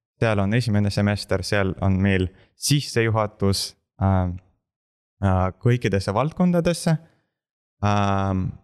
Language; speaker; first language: Estonian; non-native, local second language; Russian